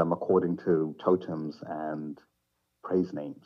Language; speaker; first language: English; non-native, local second language; Shona